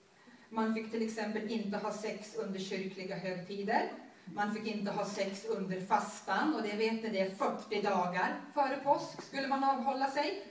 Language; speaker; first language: Swedish; native; Swedish